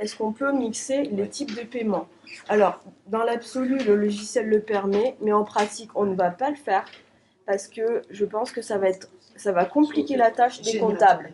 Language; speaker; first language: French; native; French